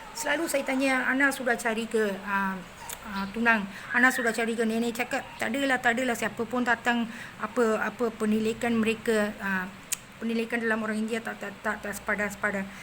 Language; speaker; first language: Malay; non-native, local second language; Tamil